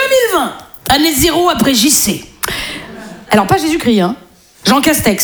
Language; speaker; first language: French; native; French